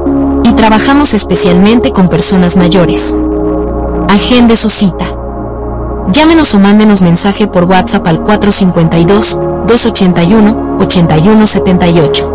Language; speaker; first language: Spanish; native; Spanish